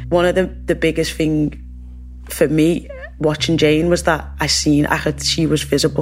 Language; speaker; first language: English; native; English